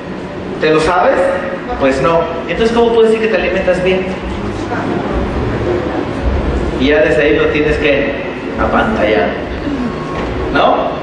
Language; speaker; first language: Spanish; native; Spanish